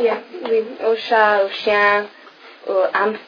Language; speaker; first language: French; non-native, learner; English